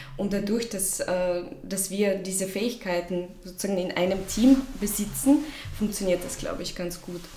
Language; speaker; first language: German; non-native, fluent; Russian